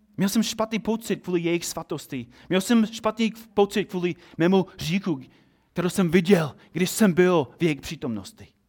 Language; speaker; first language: Czech; non-native, fluent; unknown